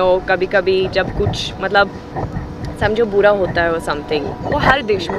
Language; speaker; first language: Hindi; non-native, fluent; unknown